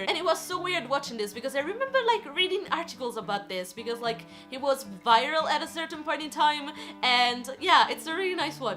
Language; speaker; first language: English; non-native, fluent; Italian